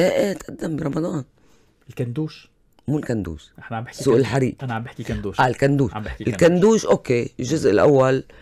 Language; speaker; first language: Arabic; native; Arabic